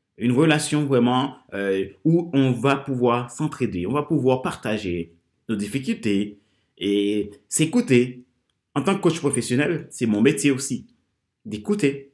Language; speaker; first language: French; non-native, local second language; Haitian Creole